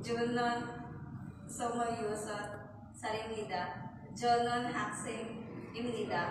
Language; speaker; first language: Korean; non-native, learner; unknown